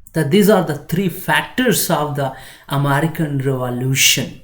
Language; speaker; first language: English; non-native, local second language; Hindi